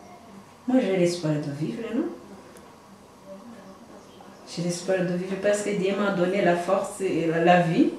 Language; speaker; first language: French; non-native, local second language; Kinyarwanda